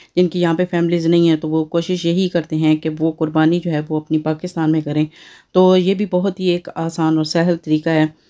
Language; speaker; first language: Urdu; native; Urdu